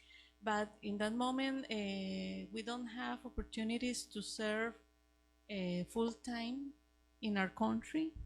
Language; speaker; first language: English; non-native, learner; Spanish